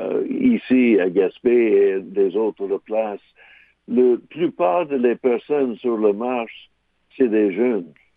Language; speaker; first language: French; non-native, local second language; English